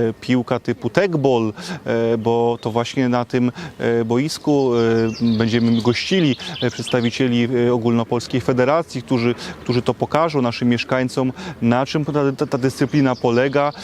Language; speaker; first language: Polish; native; Polish